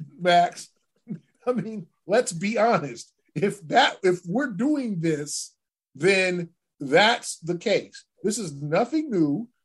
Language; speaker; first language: English; native; English